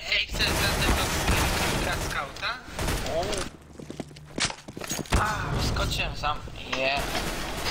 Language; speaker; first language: Polish; native; Polish